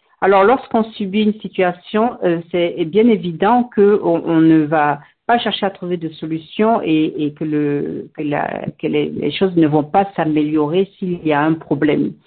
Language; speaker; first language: French; non-native, local second language; Bambara